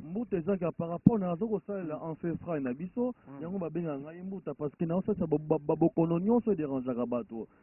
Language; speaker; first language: Lingala; non-native, local second language; Kongo